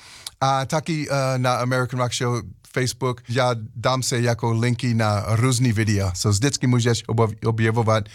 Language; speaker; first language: Czech; non-native, learner; English